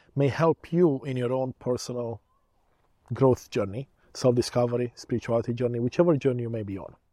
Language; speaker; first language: English; early bilingual, other home language; Romanian